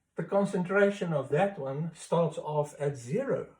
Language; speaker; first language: English; non-native, local second language; Afrikaans